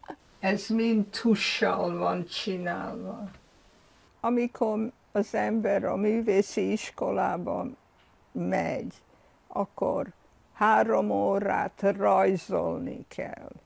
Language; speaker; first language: Hungarian; early bilingual, heritage; Hungarian